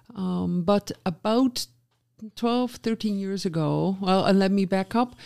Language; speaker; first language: English; non-native, fluent; Dutch